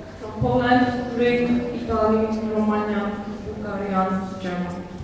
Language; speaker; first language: English; non-native, learner; Polish